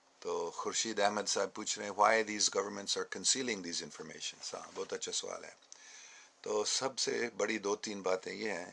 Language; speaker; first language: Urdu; non-native, fluent; English